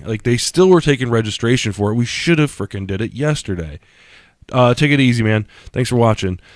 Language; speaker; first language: English; native; English